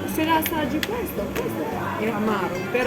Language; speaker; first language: Italian; native; Italian